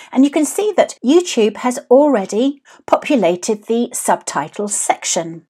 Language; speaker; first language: English; native; English